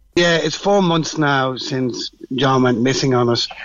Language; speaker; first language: English; native; English